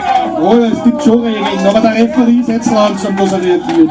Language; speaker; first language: German; native; German